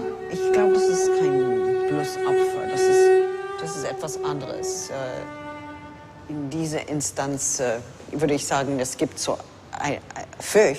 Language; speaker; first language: German; non-native, fluent; English